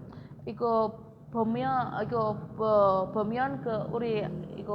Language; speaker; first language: Korean; non-native, learner; Indonesian